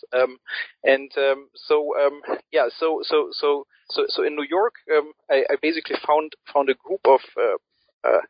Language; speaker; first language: English; early bilingual, other home language; German